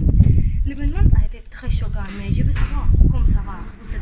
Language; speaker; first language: French; non-native, learner; Spanish